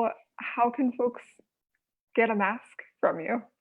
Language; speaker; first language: English; native; English